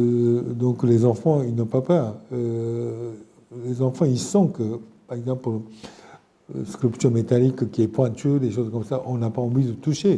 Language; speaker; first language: French; non-native, fluent; Japanese